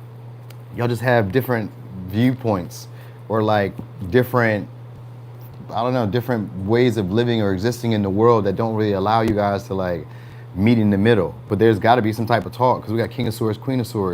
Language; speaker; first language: English; native; English